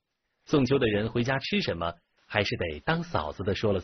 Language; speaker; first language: Chinese; native; Chinese